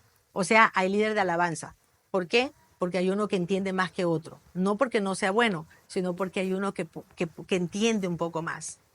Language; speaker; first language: Spanish; native; Spanish